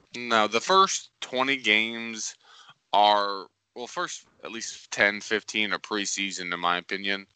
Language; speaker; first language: English; native; English